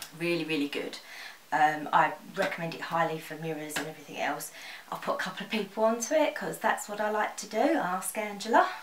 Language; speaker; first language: English; native; English